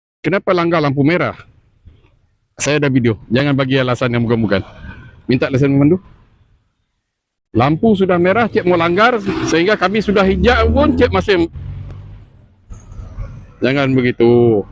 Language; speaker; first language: Malay; native; Malay